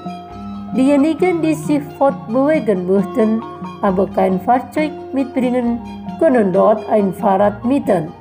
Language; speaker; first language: German; non-native, fluent; Indonesian